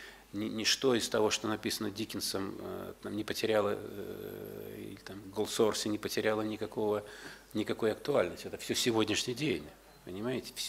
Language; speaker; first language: Russian; native; Russian